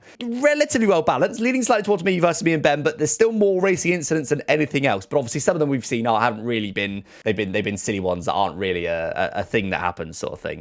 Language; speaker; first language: English; native; English